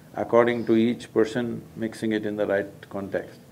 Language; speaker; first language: English; non-native, local second language; Kannada